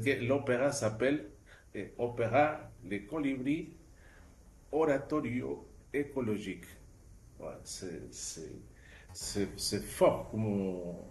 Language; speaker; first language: French; non-native, fluent; Spanish